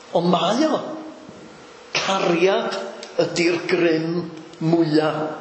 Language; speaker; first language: Welsh; native; Welsh